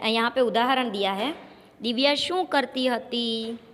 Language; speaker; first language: Hindi; non-native, local second language; Gujarati